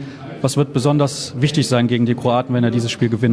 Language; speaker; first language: German; native; German